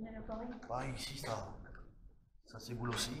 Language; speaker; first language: French; native; French